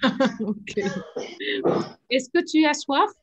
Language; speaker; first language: French; non-native, fluent; Arabic